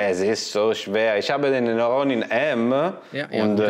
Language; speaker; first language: German; non-native, learner; Italian